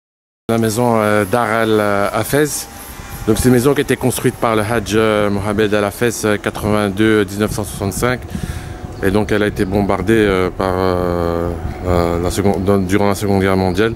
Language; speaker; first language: French; native; French